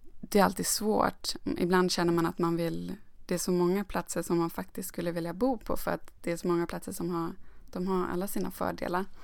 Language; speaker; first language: Swedish; native; Swedish